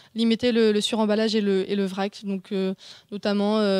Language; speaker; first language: French; native; French